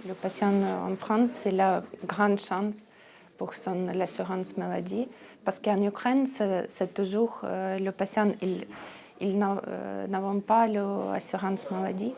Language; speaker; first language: French; non-native, learner; Ukrainian